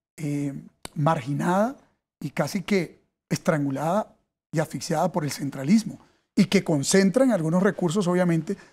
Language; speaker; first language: Spanish; native; Spanish